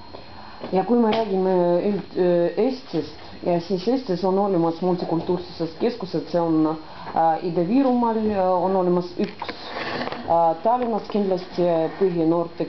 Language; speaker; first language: Estonian; non-native, local second language; Russian